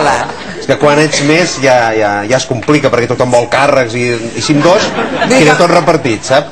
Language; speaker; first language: Catalan; native; Catalan